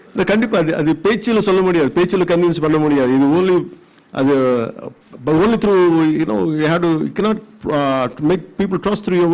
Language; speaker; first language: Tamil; non-native, local second language; Telugu